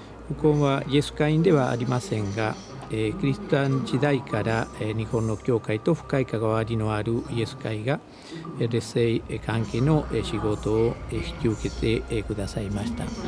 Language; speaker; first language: Japanese; non-native, fluent; Spanish